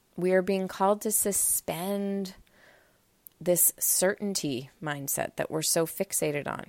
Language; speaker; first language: English; native; English